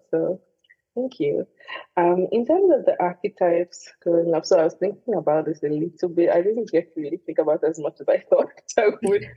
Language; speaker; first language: English; non-native, local second language; Igbo